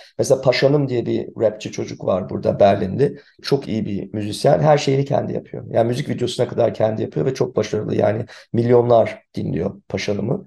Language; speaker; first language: Turkish; early bilingual, heritage; Turkish